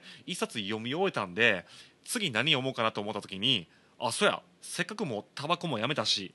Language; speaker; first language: Japanese; native; Japanese